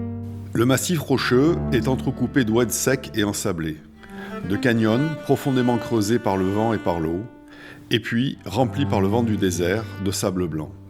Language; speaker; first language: French; native; French